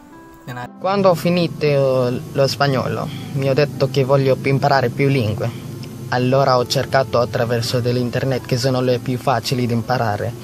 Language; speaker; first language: Italian; non-native, learner; Filipino